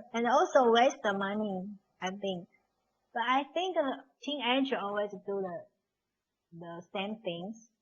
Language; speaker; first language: English; non-native, learner; Chinese